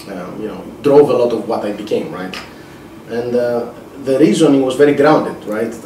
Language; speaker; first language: English; non-native, fluent; Greek